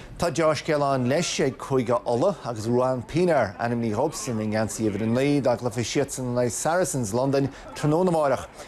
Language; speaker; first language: Irish; native; Irish